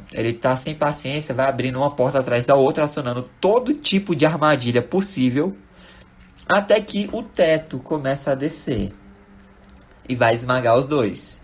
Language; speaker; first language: Portuguese; native; Portuguese